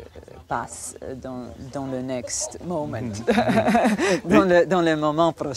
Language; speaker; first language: French; non-native, fluent; Croatian